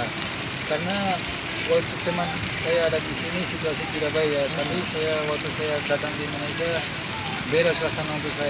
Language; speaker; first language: Indonesian; non-native, fluent; Spanish